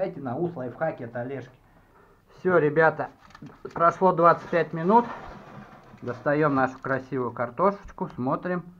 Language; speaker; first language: Russian; native; Russian